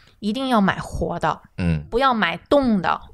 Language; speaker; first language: Chinese; native; Chinese